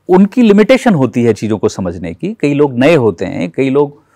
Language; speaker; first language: Hindi; native; Hindi